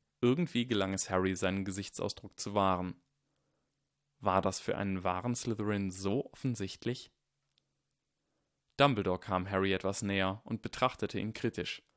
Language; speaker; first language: German; native; German